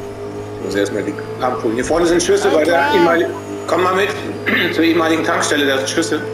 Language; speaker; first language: German; native; German